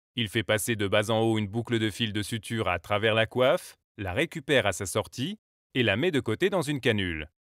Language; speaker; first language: French; native; French